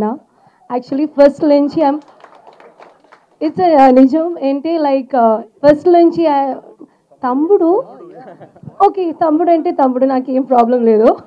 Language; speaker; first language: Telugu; non-native, learner; Malayalam